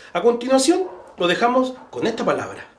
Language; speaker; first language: Spanish; native; Spanish